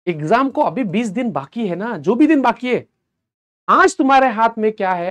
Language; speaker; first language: Hindi; non-native, local second language; Marathi